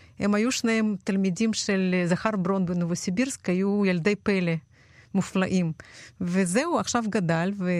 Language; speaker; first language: Hebrew; non-native, fluent; Russian